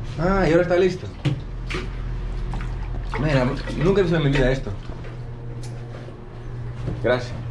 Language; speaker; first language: Spanish; non-native, learner; Greek